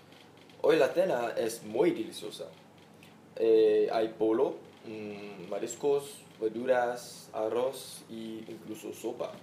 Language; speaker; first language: Spanish; non-native, learner; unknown